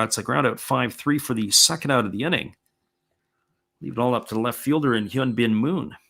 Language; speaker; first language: English; native; English